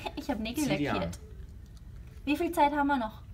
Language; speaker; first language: German; native; German